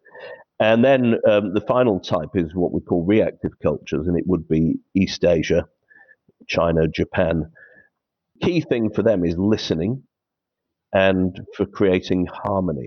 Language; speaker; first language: English; native; English